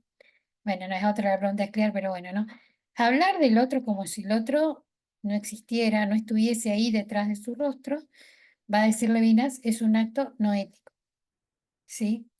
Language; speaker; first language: Spanish; native; Spanish